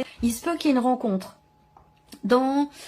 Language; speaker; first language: French; native; French